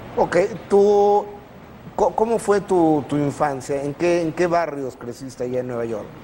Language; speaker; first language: Spanish; native; Spanish